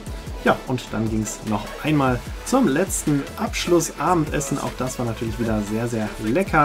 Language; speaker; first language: German; native; German